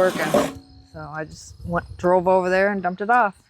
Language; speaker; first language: English; native; English